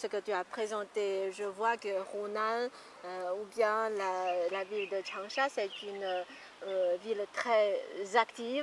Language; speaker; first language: French; non-native, fluent; Chinese